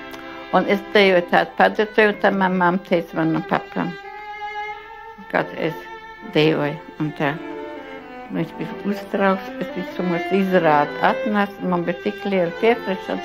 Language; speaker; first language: Latvian; non-native, local second language; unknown